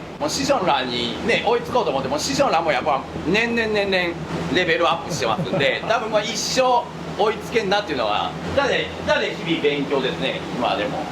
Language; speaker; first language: Japanese; native; Japanese